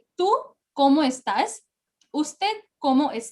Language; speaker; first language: Spanish; non-native, fluent; Bangla